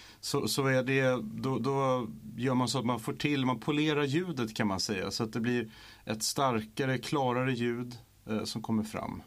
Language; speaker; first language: Swedish; native; Swedish